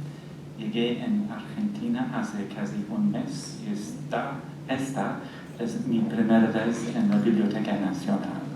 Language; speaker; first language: Spanish; non-native, fluent; English